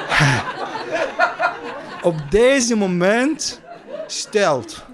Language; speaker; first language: Dutch; non-native, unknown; Arabic